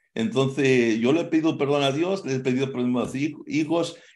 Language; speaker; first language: Spanish; native; Spanish